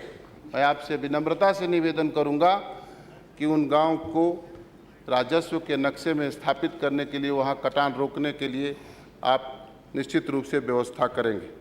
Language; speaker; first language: Hindi; native; Hindi